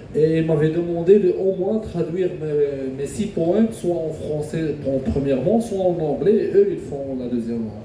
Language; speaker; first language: French; non-native, local second language; Arabic